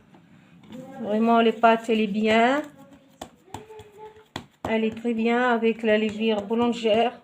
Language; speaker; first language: French; non-native, local second language; Arabic